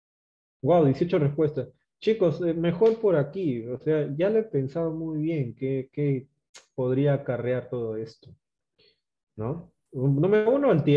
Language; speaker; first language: Spanish; native; Spanish